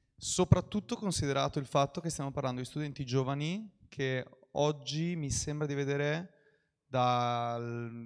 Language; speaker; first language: Italian; native; Italian